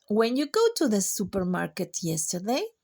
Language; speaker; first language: English; non-native, fluent; Spanish